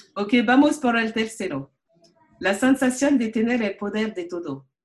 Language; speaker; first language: Spanish; non-native, fluent; French